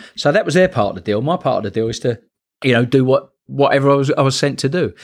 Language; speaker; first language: English; native; English